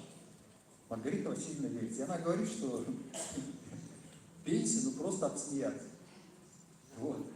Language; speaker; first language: Russian; native; Russian